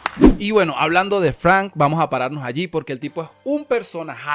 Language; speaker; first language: Spanish; native; Spanish